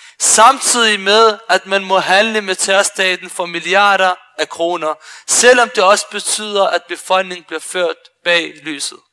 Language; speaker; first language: Danish; early bilingual, other home language; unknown